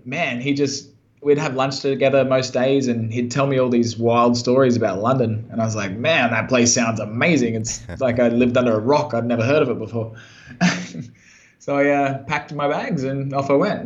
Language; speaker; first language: English; native; English